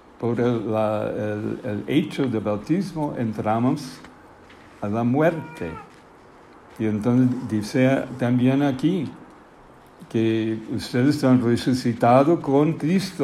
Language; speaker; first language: Spanish; non-native, fluent; English